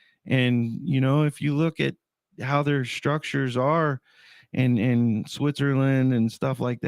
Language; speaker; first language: English; native; English